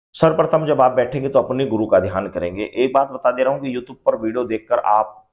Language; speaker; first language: Hindi; native; Hindi